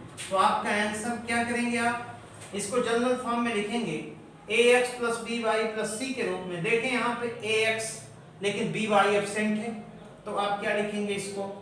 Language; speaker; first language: Hindi; native; Hindi